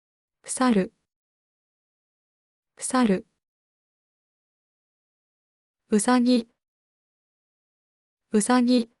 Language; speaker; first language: Japanese; native; Japanese